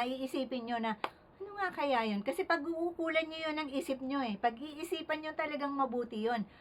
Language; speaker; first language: Filipino; native; Filipino